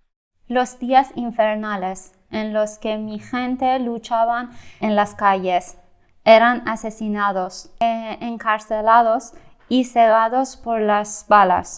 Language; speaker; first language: Spanish; non-native, fluent; Persian